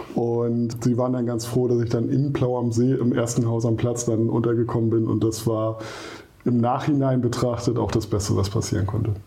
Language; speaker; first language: German; native; German